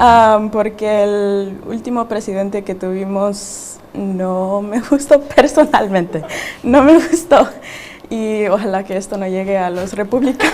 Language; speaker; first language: Spanish; early bilingual, heritage; Spanish